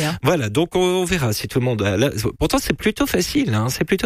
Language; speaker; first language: French; native; French